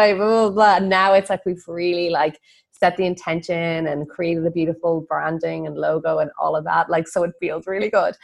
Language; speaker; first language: English; native; English